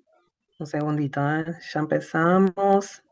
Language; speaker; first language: Spanish; native; Spanish